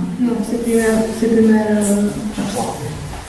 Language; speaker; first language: French; non-native, learner; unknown